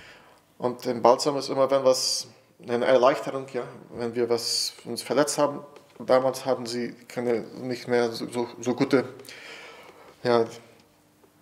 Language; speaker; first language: German; non-native, fluent; Portuguese